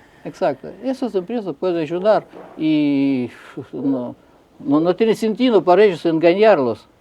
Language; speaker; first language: Spanish; non-native, fluent; Russian